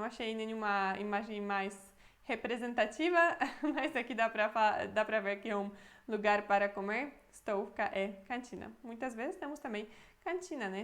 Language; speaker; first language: Portuguese; non-native, fluent; Polish